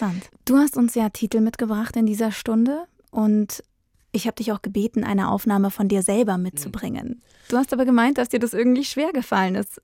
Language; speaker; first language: German; native; German